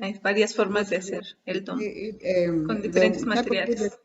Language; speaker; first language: Spanish; native; Spanish